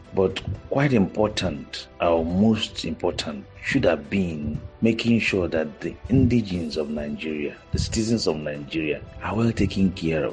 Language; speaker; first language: English; non-native, local second language; Igbo